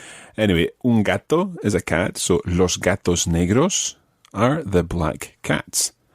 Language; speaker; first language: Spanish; non-native, fluent; English